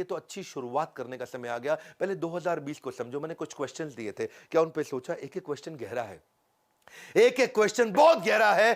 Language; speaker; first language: Hindi; native; Hindi